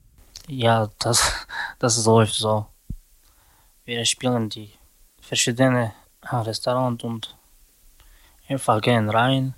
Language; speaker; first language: German; non-native, learner; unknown